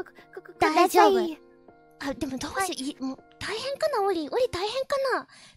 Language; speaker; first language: Japanese; native; Japanese